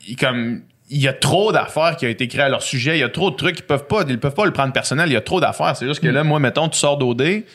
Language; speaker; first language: French; native; French